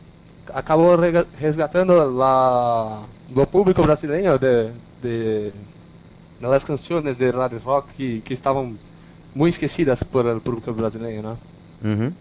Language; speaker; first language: Portuguese; non-native, learner; Spanish